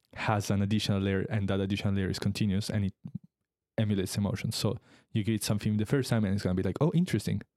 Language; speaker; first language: English; non-native, fluent; Italian